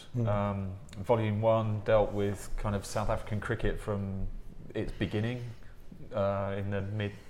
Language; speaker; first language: English; native; English